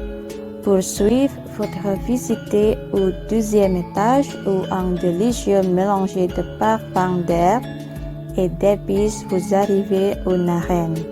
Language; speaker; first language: French; non-native, learner; Indonesian